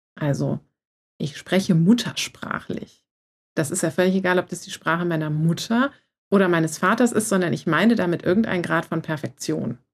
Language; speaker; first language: German; native; German